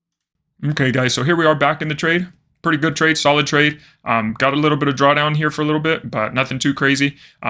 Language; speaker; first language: English; native; English